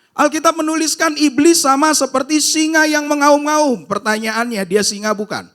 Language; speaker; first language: Indonesian; native; Indonesian